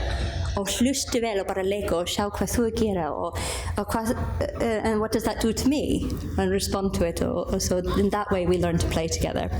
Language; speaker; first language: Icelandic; non-native, learner; English